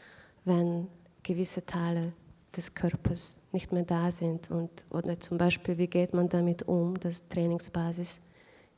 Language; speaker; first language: German; non-native, fluent; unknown